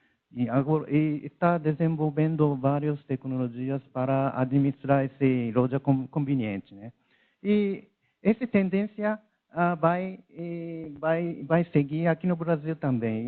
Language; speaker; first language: Portuguese; non-native, learner; Japanese